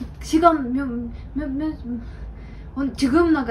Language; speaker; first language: Korean; non-native, learner; Ukrainian